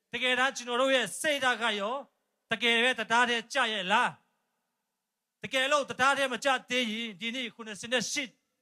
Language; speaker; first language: Burmese; non-native, local second language; Hakha Chin